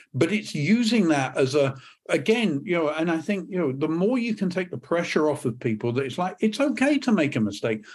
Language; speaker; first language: English; native; English